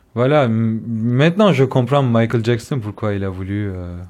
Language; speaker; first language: French; non-native, fluent; Turkish